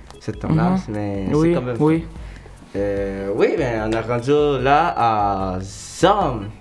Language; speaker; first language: French; non-native, local second language; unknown